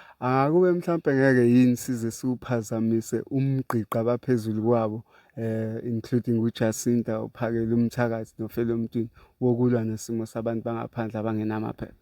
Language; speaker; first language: Zulu; native; Zulu